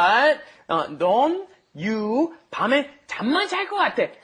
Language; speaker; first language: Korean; non-native, fluent; English